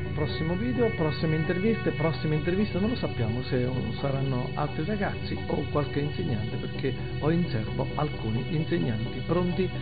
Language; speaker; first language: Italian; native; Italian